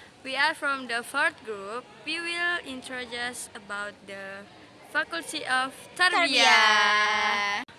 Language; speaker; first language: English; non-native, learner; Indonesian